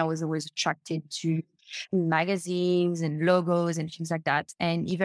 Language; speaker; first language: English; non-native, fluent; French